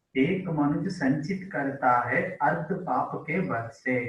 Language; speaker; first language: Hindi; non-native, local second language; Telugu